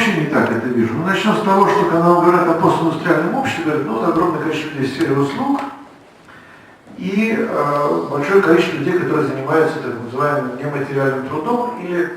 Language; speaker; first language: Russian; native; Russian